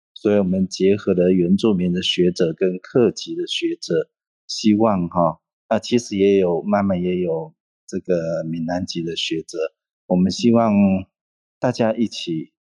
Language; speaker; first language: Chinese; non-native, local second language; Hakka Chinese